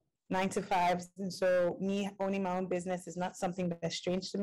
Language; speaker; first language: English; non-native, local second language; Igbo